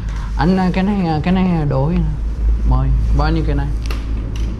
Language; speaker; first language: Vietnamese; non-native, learner; Kannada